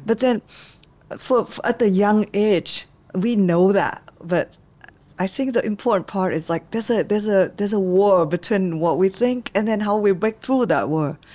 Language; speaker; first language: English; non-native, fluent; Vietnamese